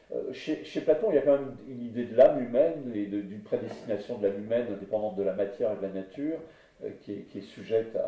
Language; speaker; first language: French; native; French